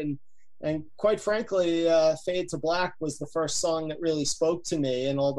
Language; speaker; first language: English; native; English